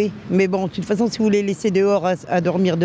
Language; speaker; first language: French; native; French